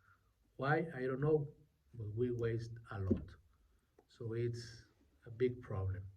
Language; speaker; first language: English; non-native, learner; Spanish